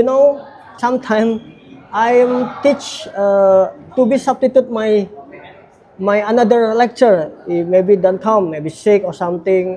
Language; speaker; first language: English; non-native, learner; Indonesian